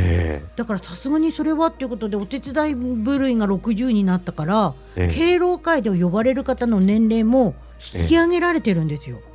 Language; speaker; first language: Japanese; native; Japanese